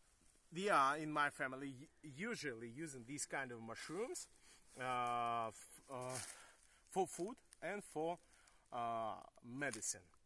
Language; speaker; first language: English; non-native, learner; Ukrainian